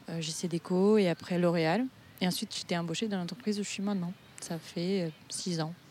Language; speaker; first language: French; non-native, fluent; Portuguese